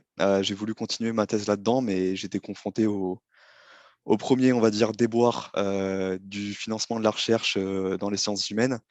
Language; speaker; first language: French; native; French